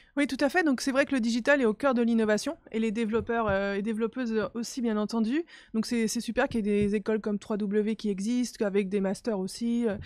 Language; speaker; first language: French; native; French